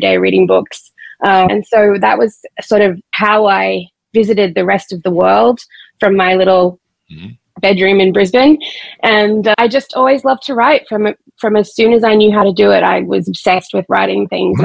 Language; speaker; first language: English; native; English